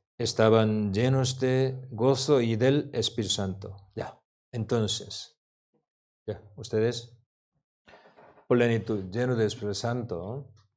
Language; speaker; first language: Spanish; non-native, learner; Korean